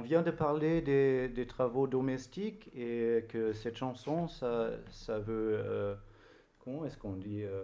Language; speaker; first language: French; non-native, fluent; German